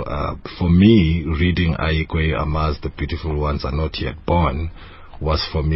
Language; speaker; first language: English; non-native, local second language; Zulu